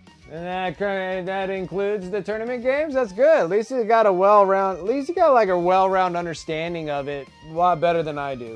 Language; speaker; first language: English; native; English